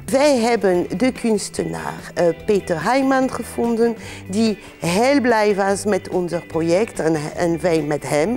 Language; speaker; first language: Dutch; non-native, fluent; French